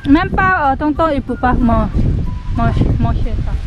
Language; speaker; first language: French; non-native, learner; Thai